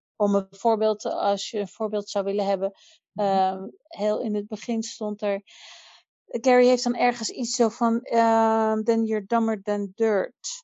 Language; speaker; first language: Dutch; native; Dutch